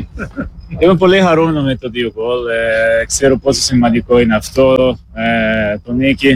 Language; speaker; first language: Greek; non-native, learner; Portuguese